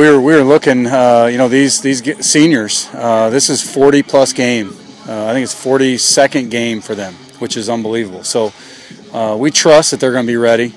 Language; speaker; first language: English; native; English